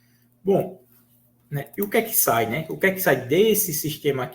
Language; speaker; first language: Portuguese; native; Portuguese